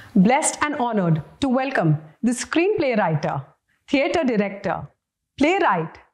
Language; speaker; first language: English; non-native, local second language; Marathi